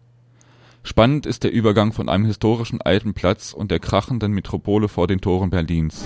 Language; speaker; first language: German; native; German